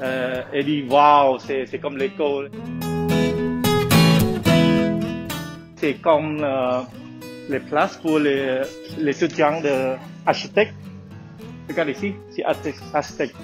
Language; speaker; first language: French; non-native, learner; Khmer